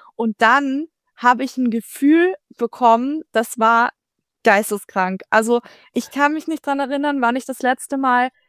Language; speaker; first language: German; native; German